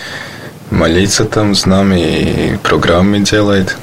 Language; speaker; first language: Russian; non-native, learner; Latvian